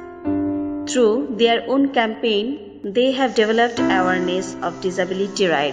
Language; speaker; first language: English; non-native, local second language; Bangla